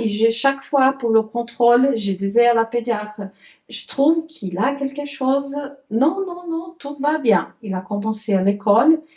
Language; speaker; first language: French; non-native, fluent; Portuguese